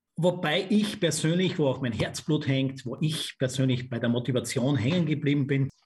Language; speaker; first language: German; native; German